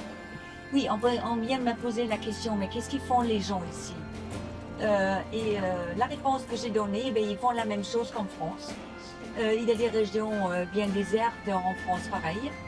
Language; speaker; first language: French; non-native, fluent; English